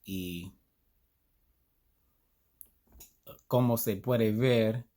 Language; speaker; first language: Spanish; non-native, learner; English